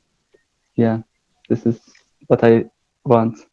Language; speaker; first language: English; non-native, learner; Turkish